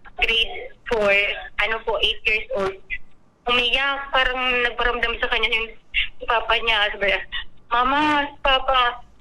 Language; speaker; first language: Filipino; non-native, local second language; Bikol